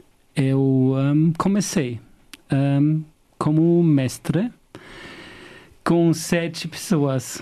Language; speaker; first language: Portuguese; non-native, fluent; German